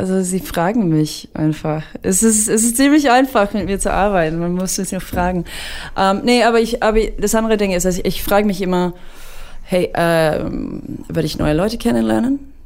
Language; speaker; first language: German; non-native, fluent; English